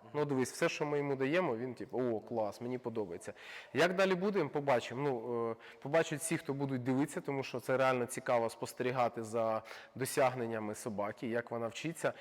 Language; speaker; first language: Ukrainian; non-native, local second language; Russian